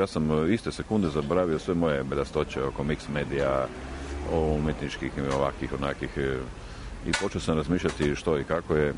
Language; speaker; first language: Croatian; native; Croatian